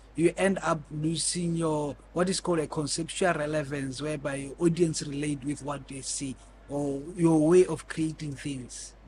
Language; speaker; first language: English; non-native, local second language; Tswana